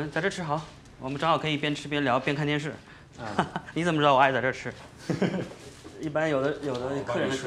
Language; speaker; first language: Chinese; native; Chinese